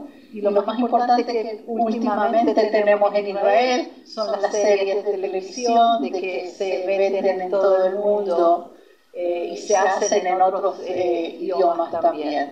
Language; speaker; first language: Spanish; non-native, fluent; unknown